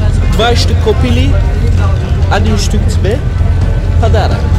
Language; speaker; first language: Russian; non-native, learner; Turkish